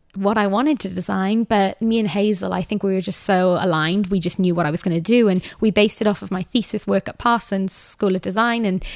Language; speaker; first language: English; native; English